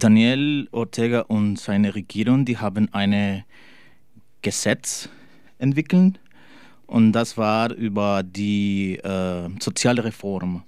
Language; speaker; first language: German; non-native, learner; Spanish